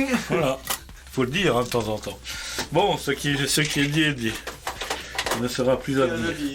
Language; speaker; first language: French; native; French